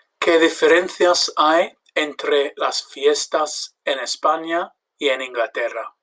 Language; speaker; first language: Spanish; non-native, fluent; English